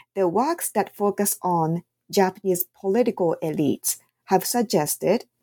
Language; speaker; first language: English; non-native, fluent; Japanese